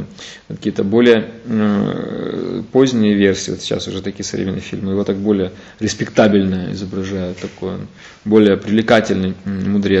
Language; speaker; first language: Russian; native; Russian